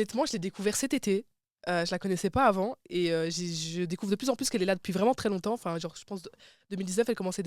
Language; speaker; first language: French; native; French